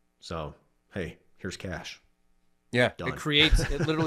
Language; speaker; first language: English; native; English